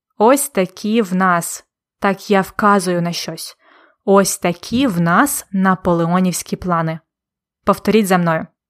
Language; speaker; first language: Ukrainian; native; Ukrainian